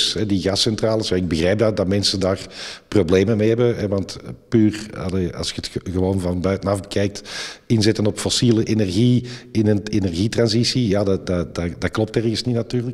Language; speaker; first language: Dutch; native; Dutch